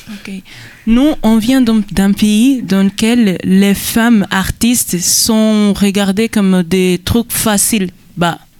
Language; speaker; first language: French; non-native, fluent; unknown